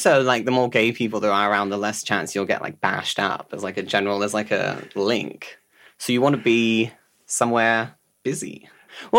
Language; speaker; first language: English; native; English